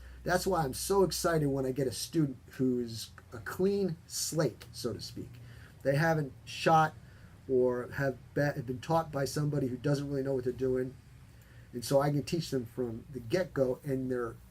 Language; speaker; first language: English; native; English